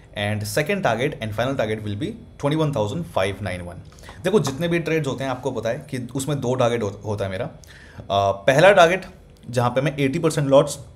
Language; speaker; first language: Hindi; native; Hindi